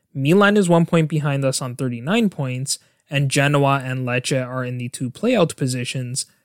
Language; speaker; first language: English; native; English